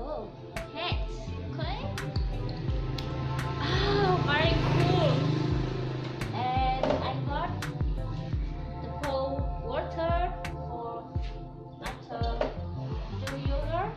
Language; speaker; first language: English; non-native, learner; Vietnamese